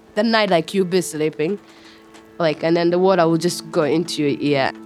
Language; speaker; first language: English; non-native, fluent; Somali